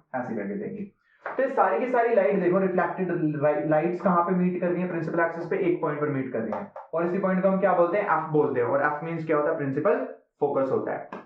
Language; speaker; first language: Hindi; native; Hindi